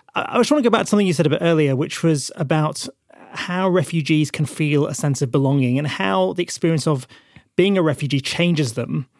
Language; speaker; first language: English; native; English